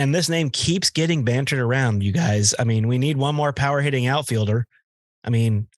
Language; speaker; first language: English; native; English